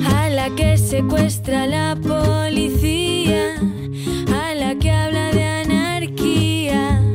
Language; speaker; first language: Spanish; native; Spanish